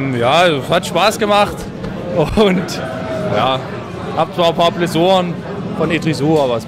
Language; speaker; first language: German; native; German